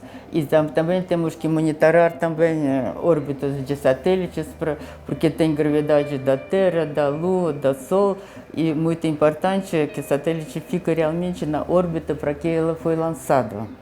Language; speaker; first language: Portuguese; non-native, fluent; Russian